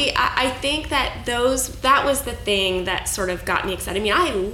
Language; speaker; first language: English; native; English